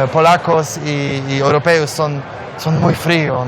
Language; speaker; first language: Spanish; non-native, learner; Polish